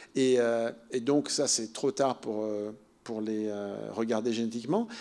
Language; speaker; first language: French; native; French